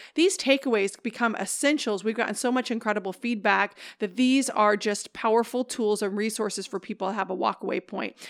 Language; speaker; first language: English; native; English